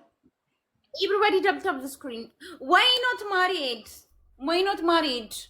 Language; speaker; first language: English; non-native, learner; Amharic